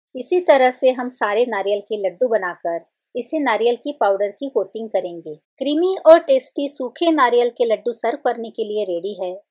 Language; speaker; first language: Hindi; non-native, local second language; Marathi